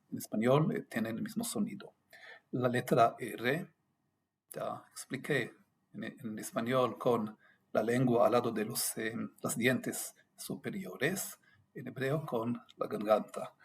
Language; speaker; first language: Spanish; non-native, fluent; Hebrew